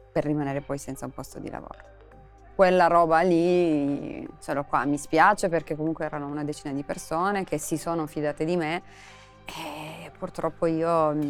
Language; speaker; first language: Italian; non-native, fluent; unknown